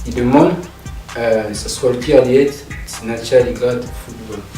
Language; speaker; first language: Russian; non-native, learner; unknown